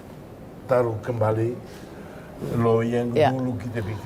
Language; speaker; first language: Indonesian; non-native, fluent; Tetum